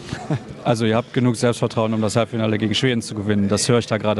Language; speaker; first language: German; native; German